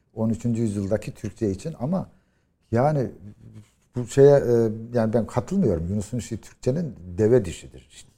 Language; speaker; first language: Turkish; native; Turkish